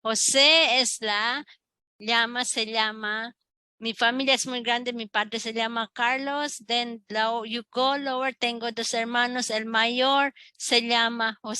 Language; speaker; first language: Spanish; non-native, fluent; Filipino